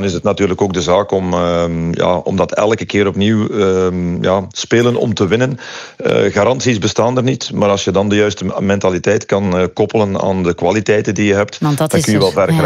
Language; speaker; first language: Dutch; native; Dutch